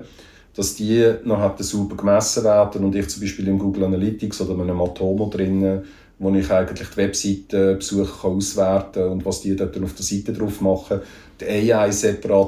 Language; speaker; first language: German; native; German